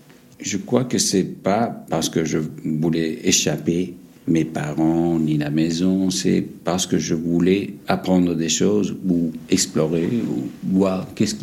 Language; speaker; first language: French; non-native, fluent; English